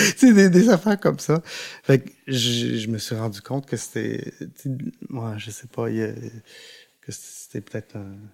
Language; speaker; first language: French; non-native, local second language; English